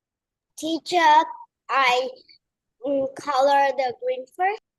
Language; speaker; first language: English; non-native, learner; Vietnamese